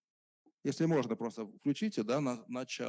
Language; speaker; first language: Russian; native; Russian